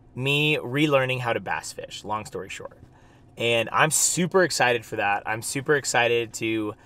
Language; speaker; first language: English; native; English